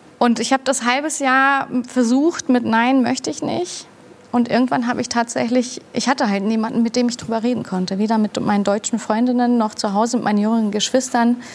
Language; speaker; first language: German; early bilingual, other home language; Turkish